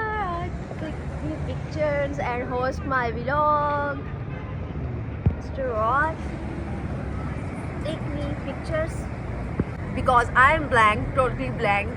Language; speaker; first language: English; non-native, learner; Urdu